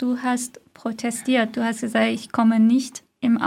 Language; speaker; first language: German; non-native, fluent; Persian